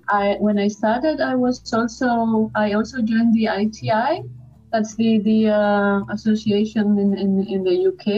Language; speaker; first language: English; non-native, fluent; Spanish